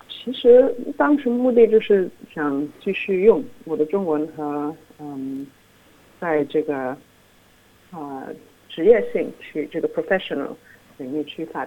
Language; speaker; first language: Chinese; non-native, fluent; English